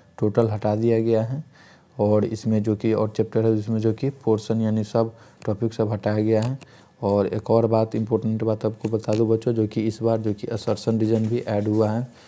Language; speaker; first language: Hindi; native; Hindi